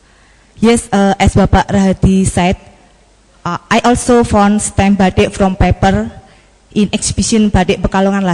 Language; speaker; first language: English; non-native, learner; Indonesian